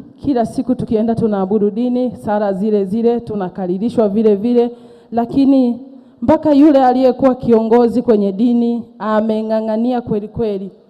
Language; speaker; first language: Swahili; native; Swahili